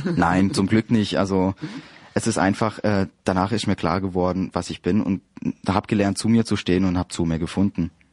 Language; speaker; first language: German; early bilingual, other home language; French